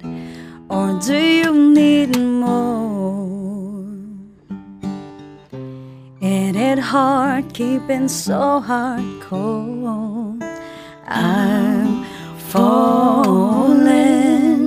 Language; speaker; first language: English; non-native, local second language; Cebuano